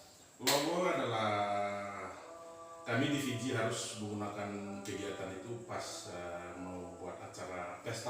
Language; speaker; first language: Indonesian; non-native, fluent; Fijian